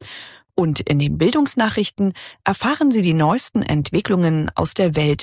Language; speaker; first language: German; native; German